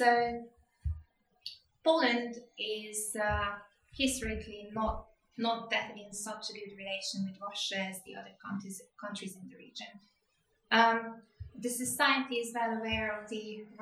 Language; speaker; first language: English; non-native, fluent; Hungarian